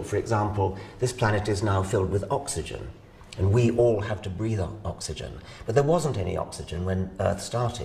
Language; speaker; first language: English; native; English